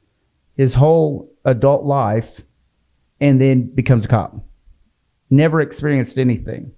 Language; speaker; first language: English; native; English